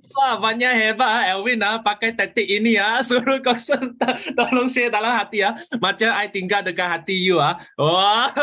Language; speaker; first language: Malay; non-native, local second language; Chinese